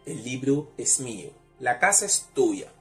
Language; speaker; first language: Spanish; non-native, fluent; Haitian Creole